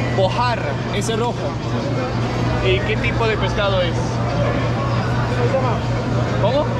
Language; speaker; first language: Spanish; non-native, fluent; Danish